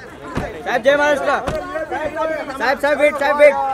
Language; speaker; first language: Hindi; non-native, local second language; Marathi